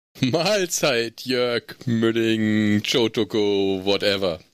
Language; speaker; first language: German; native; German